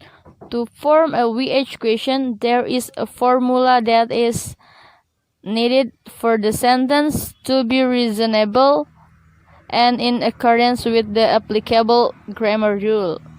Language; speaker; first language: English; non-native, learner; Indonesian